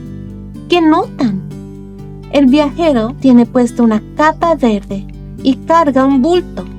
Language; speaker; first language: Spanish; early bilingual, other home language; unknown